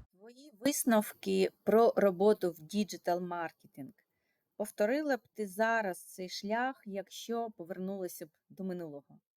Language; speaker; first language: Ukrainian; non-native, local second language; Russian